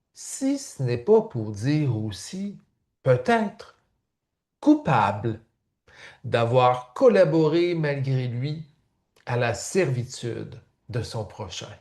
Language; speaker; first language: French; native; French